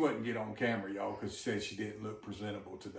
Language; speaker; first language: English; native; English